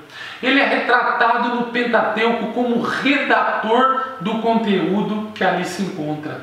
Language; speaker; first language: Portuguese; native; Portuguese